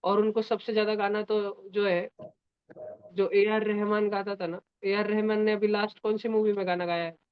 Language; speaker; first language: Hindi; non-native, local second language; Marathi